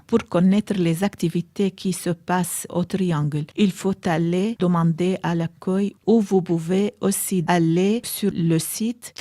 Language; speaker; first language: French; non-native, learner; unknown